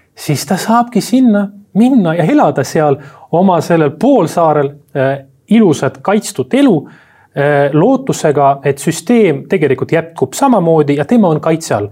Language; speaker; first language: Estonian; non-native, local second language; Russian